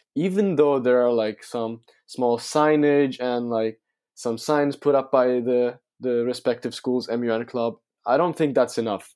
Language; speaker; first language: English; non-native, fluent; Turkish